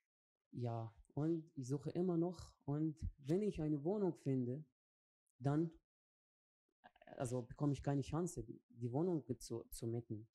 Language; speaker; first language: German; non-native, learner; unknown